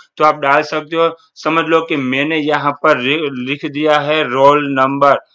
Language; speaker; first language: Hindi; non-native, local second language; Gujarati